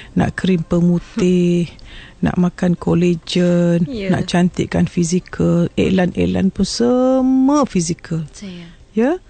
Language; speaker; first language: Malay; native; Malay